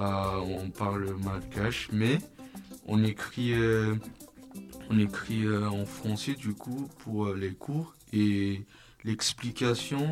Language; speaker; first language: French; non-native, local second language; Malagasy